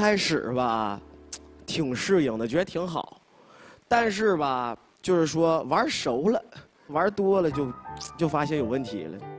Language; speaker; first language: Chinese; early bilingual, other home language; English